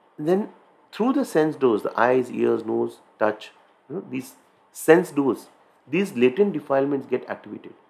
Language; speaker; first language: English; non-native, local second language; Hindi